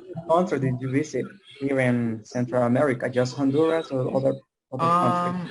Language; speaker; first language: English; non-native, learner; Spanish